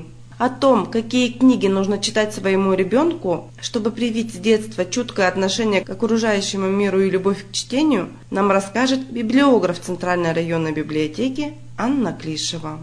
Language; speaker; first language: Russian; native; Russian